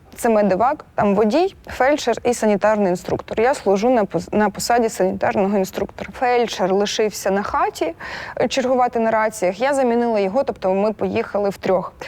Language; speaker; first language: Ukrainian; non-native, local second language; Russian